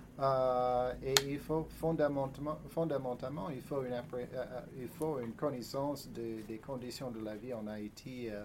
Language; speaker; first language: French; non-native, fluent; English